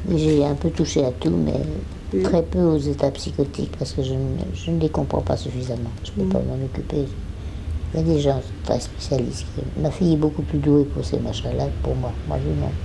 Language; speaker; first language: French; native; French